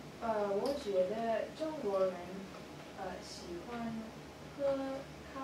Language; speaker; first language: Chinese; non-native, learner; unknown